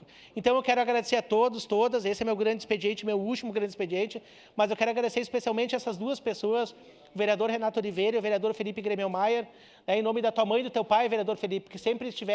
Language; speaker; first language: Portuguese; native; Portuguese